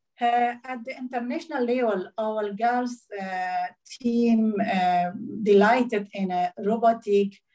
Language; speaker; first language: English; non-native, learner; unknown